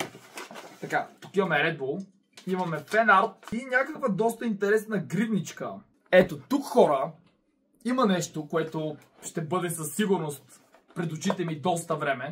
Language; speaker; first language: Bulgarian; native; Bulgarian